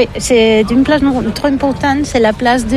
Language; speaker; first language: French; non-native, learner; Catalan